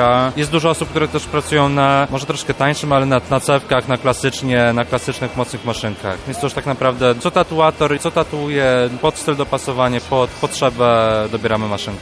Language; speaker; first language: Polish; native; Polish